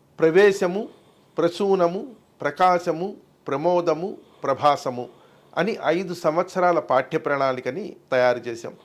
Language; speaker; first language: Telugu; native; Telugu